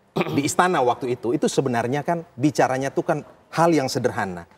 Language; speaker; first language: Indonesian; native; Indonesian